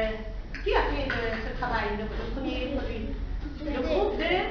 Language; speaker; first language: French; non-native, local second language; Arabic